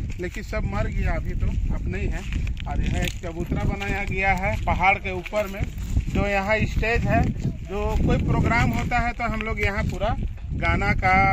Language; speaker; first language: Hindi; native; Hindi